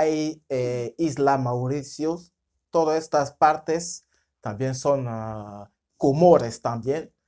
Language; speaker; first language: Spanish; non-native, fluent; French